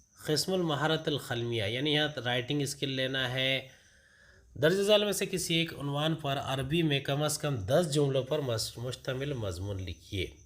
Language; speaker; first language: Urdu; native; Urdu